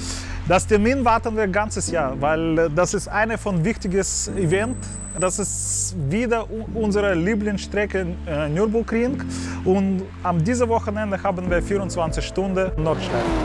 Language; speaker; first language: German; non-native, learner; Russian